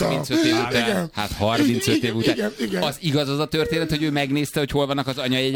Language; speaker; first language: Hungarian; native; Hungarian